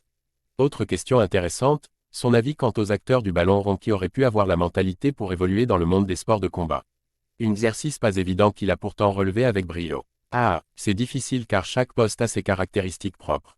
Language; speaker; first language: French; native; French